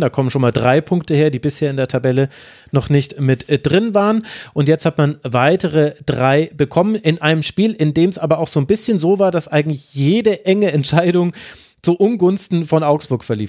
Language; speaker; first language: German; native; German